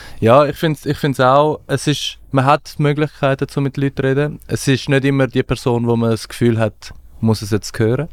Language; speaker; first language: German; early bilingual, other home language; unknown